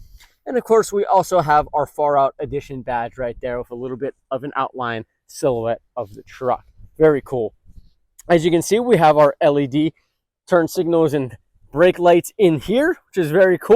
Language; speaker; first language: English; native; English